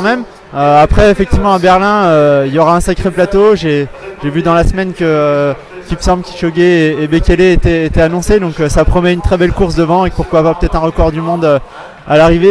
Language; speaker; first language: French; native; French